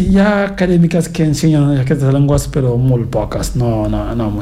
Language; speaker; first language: Catalan; non-native, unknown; Fula